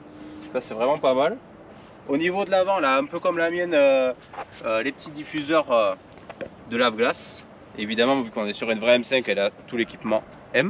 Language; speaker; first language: French; native; French